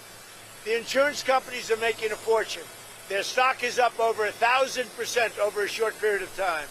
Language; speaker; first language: English; native; English